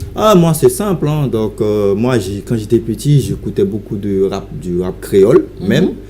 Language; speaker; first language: French; non-native, local second language; Haitian Creole